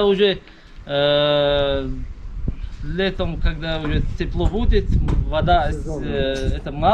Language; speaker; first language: Russian; non-native, learner; Tajik